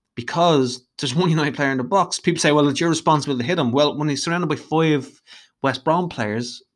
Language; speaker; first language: English; native; English